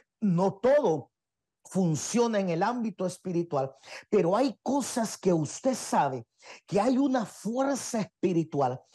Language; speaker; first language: Spanish; native; Spanish